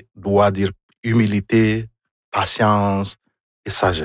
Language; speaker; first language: French; non-native, fluent; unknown